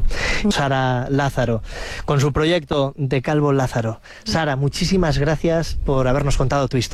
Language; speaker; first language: Spanish; native; Spanish